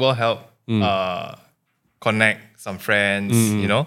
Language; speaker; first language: English; non-native, local second language; Min Nan Chinese